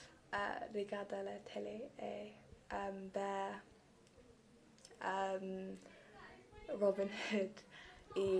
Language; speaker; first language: Spanish; non-native, learner; English